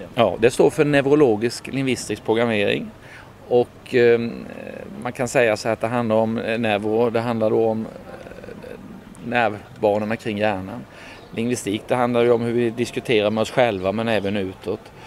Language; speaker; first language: Swedish; native; Swedish